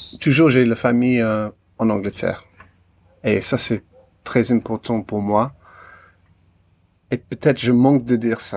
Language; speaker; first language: French; non-native, learner; English